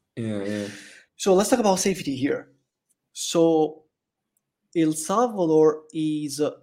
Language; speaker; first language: English; non-native, fluent; Italian